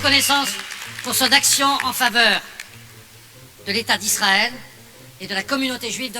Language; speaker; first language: French; native; French